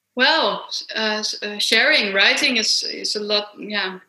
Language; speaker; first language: English; non-native, fluent; Dutch